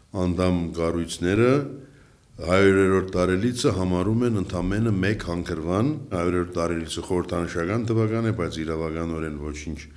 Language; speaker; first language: Armenian; early bilingual, heritage; Armenian